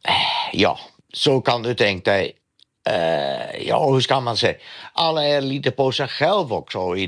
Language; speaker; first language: Swedish; non-native, learner; Dutch